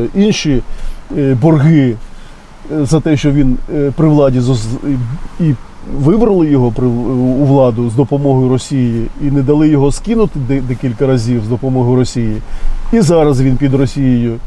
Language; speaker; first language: Ukrainian; native; Ukrainian